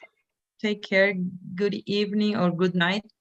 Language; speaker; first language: English; non-native, fluent; Spanish